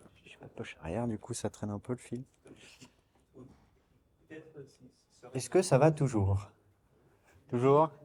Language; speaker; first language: French; native; French